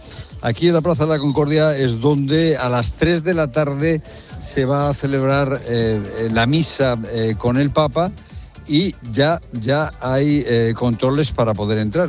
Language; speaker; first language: Spanish; native; Spanish